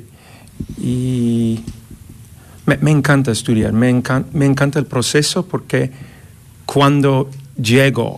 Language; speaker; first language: Spanish; non-native, learner; English